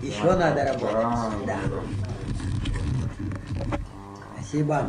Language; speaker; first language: Russian; non-native, local second language; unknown